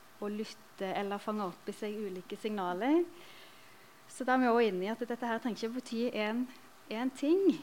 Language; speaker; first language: Norwegian; native; Norwegian